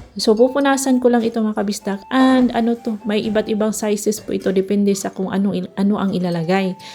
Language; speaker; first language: Filipino; non-native, local second language; Cebuano